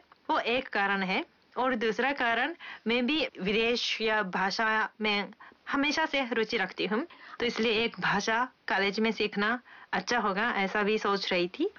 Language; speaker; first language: Hindi; non-native, fluent; Japanese